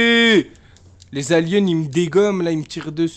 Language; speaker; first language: French; native; French